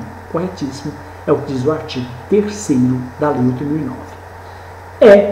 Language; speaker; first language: Portuguese; native; Portuguese